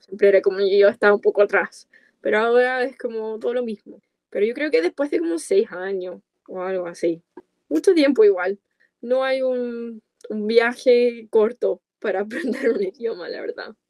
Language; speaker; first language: Spanish; non-native, fluent; English